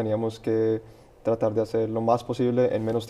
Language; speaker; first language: Spanish; early bilingual, heritage; Spanish